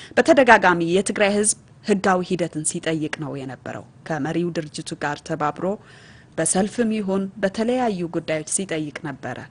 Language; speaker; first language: Amharic; non-native, local second language; Tigrinya